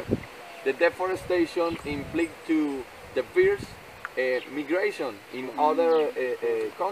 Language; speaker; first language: English; non-native, learner; Spanish